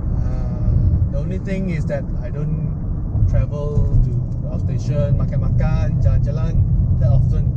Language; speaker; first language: English; non-native, local second language; Min Nan Chinese